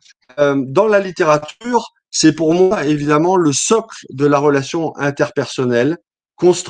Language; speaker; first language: French; native; French